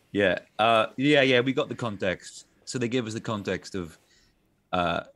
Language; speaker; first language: English; native; English